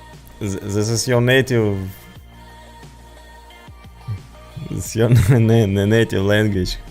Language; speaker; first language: English; non-native, learner; Ukrainian